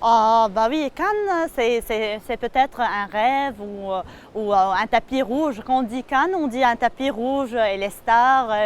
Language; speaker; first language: French; non-native, local second language; Arabic